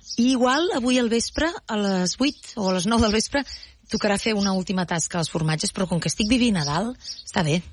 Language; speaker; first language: Catalan; native; Catalan